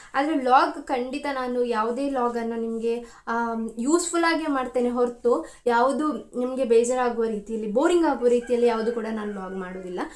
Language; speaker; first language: Kannada; non-native, local second language; Tulu